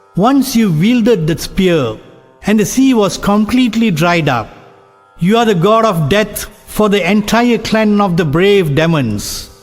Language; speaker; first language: English; non-native, local second language; Tamil